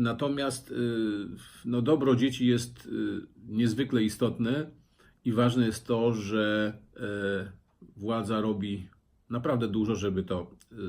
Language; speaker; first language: Polish; native; Polish